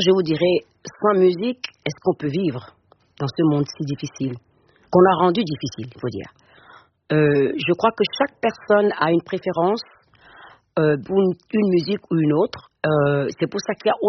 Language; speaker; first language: French; non-native, local second language; Fon